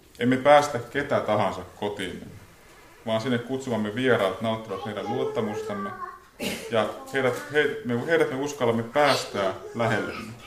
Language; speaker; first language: Finnish; native; Finnish